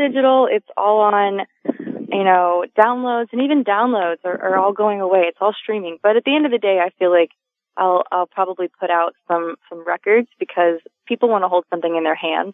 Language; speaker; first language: English; native; English